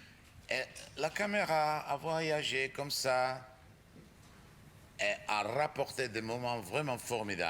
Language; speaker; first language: French; non-native, fluent; Czech